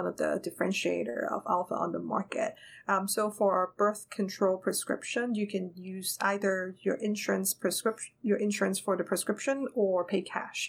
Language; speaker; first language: English; non-native, local second language; Cantonese